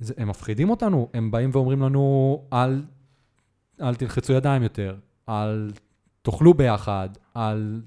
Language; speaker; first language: Hebrew; native; Hebrew